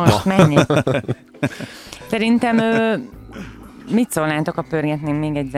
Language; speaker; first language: Hungarian; native; Hungarian